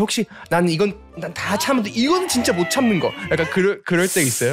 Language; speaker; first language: Korean; early bilingual, heritage; Korean